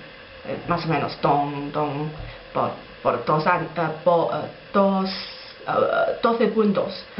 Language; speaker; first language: Spanish; non-native, learner; Chinese